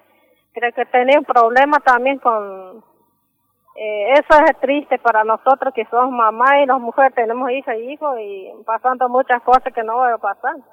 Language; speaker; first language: Spanish; non-native, local second language; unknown